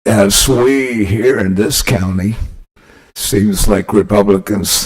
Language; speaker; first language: English; early bilingual, other home language; Spanish